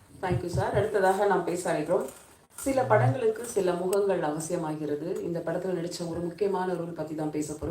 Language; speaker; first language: Tamil; native; Tamil